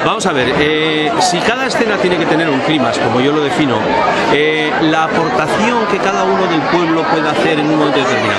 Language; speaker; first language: Spanish; native; Spanish